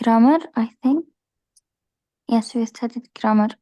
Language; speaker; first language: English; non-native, learner; Arabic